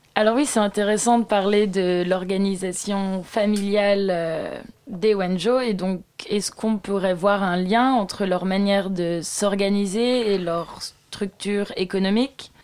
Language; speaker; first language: French; native; French